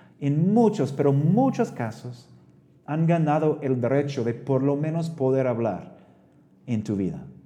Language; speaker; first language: Spanish; non-native, fluent; English